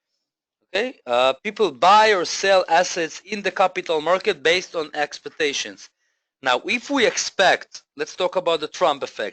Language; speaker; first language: English; non-native, fluent; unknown